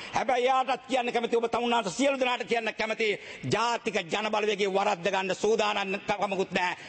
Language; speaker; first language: Sinhala; native; Sinhala